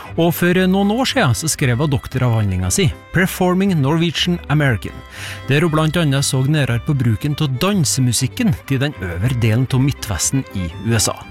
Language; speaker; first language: Norwegian; native; Norwegian